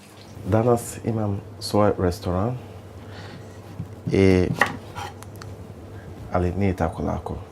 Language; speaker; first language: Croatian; non-native, learner; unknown